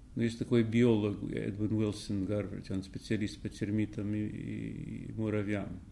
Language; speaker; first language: Russian; non-native, fluent; English